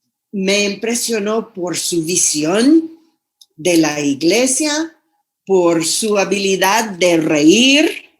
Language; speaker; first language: Spanish; non-native, fluent; English